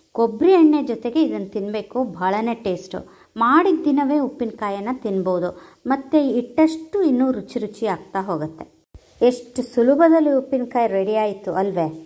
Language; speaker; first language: Kannada; non-native, local second language; Konkani